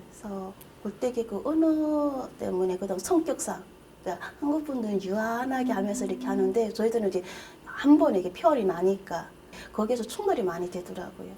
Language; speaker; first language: Korean; native; Korean